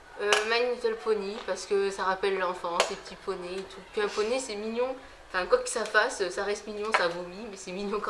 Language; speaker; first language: French; native; French